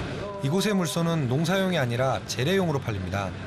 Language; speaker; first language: Korean; native; Korean